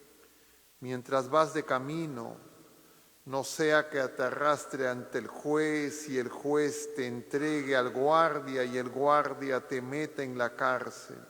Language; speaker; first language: Spanish; native; Spanish